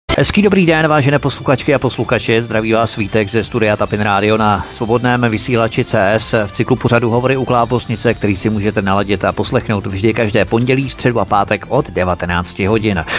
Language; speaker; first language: Czech; native; Czech